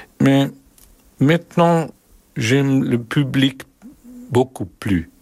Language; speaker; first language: French; non-native, learner; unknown